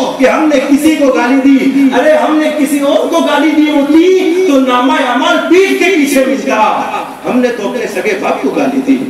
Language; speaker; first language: Hindi; non-native, local second language; Gujarati